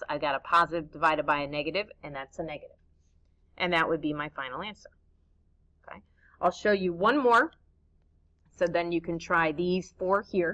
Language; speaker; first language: English; native; English